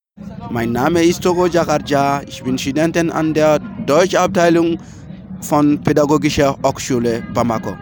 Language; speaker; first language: German; non-native, learner; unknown